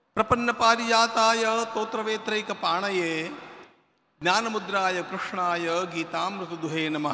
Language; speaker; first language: Hindi; non-native, local second language; Marathi